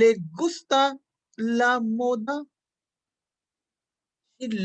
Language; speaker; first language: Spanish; non-native, fluent; Hindi